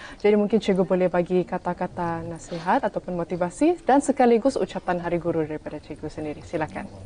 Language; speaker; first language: Malay; native; Malay